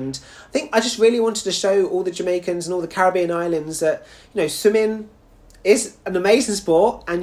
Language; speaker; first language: English; native; English